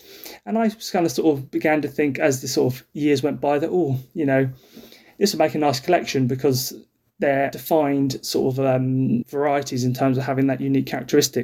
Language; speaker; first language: English; native; English